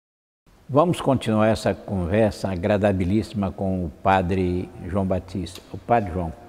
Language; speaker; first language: Portuguese; native; Portuguese